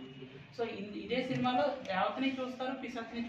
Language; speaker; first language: Telugu; native; Telugu